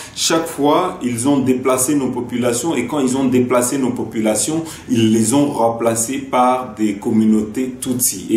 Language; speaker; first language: French; non-native, local second language; Lingala